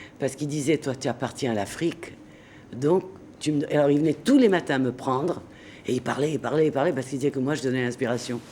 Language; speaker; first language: French; native; French